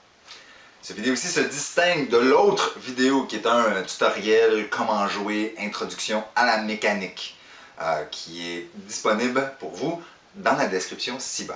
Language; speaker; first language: French; native; French